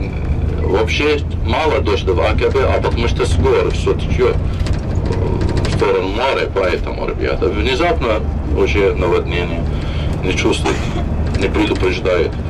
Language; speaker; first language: Russian; non-native, fluent; Arabic